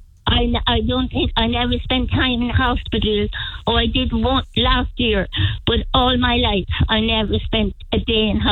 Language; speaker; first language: English; native; English